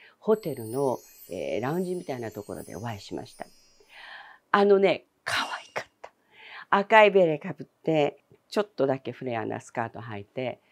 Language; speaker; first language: Japanese; early bilingual, other home language; Chinese